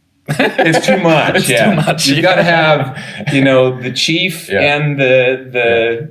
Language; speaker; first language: English; native; English